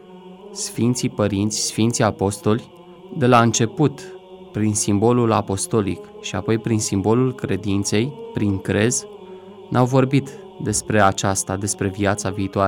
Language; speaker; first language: Romanian; native; Romanian